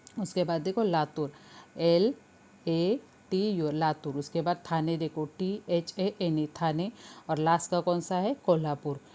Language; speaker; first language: Hindi; non-native, local second language; Marathi